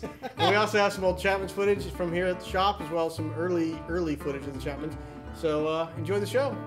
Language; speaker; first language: English; native; English